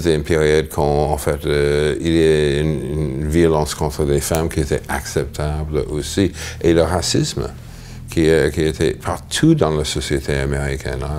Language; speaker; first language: French; non-native, fluent; English